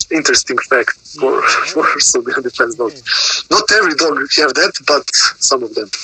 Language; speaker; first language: English; non-native, learner; Serbian